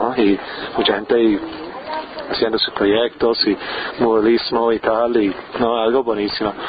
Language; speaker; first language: Spanish; non-native, learner; English